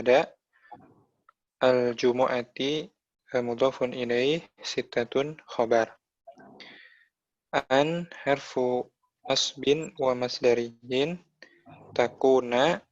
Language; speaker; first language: Arabic; non-native, learner; Indonesian